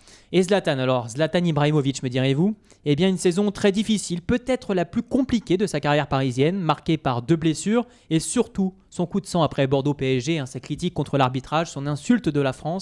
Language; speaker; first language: French; native; French